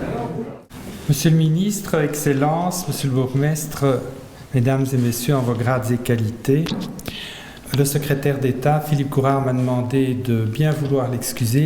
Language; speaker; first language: French; native; French